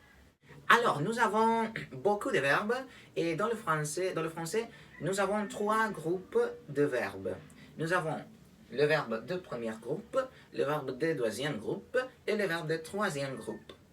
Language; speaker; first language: French; non-native, learner; Spanish